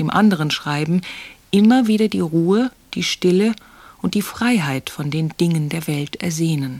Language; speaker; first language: German; native; German